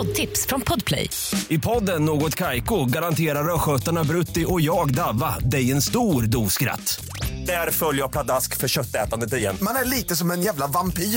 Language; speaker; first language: Swedish; native; Swedish